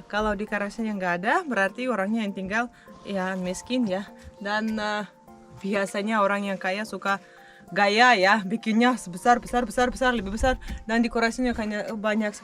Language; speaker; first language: Indonesian; non-native, fluent; Russian